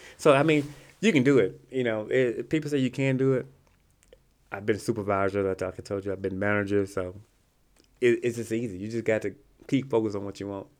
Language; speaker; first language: English; native; English